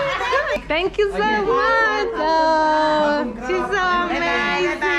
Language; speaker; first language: English; non-native, learner; Spanish